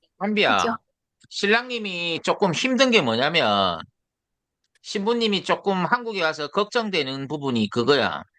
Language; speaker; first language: Korean; native; Korean